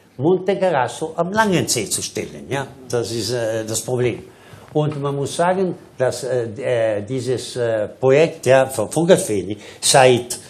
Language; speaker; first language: German; non-native, local second language; Italian